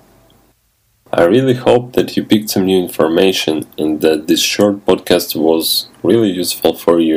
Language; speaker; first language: English; non-native, fluent; Russian